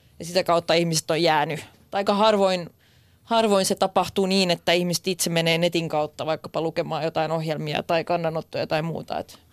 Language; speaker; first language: Finnish; non-native, local second language; Swedish